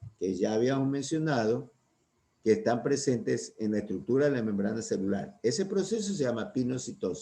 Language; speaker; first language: Spanish; native; Spanish